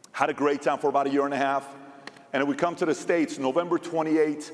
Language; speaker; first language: English; early bilingual, other home language; Persian